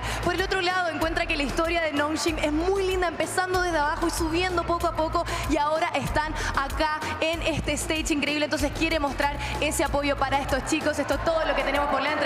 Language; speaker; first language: Spanish; native; Spanish